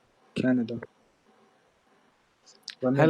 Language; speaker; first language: Arabic; non-native, learner; English